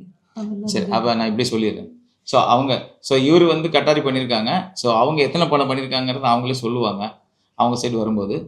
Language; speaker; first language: Tamil; native; Tamil